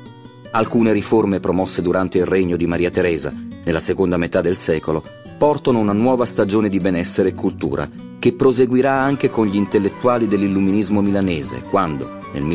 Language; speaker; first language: Italian; native; Italian